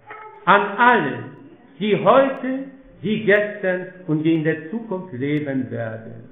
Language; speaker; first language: German; non-native, fluent; Polish